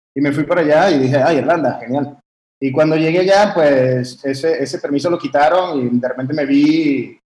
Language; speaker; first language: Spanish; early bilingual, heritage; French